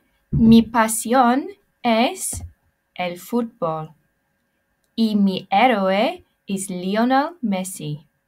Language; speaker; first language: Spanish; non-native, learner; English